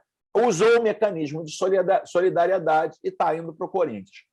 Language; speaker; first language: Portuguese; native; Portuguese